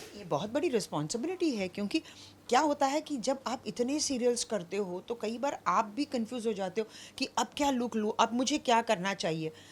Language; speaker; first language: Hindi; non-native, local second language; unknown